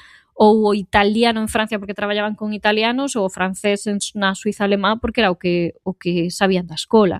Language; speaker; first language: Galician; native; Galician